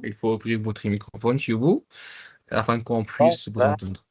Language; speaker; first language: French; non-native, fluent; Arabic